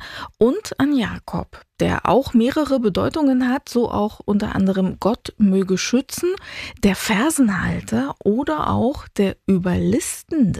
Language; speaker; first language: German; native; German